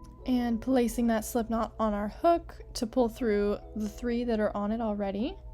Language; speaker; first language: English; native; English